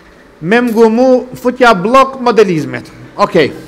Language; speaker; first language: Albanian; native; Albanian